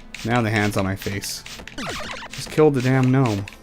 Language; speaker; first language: English; native; English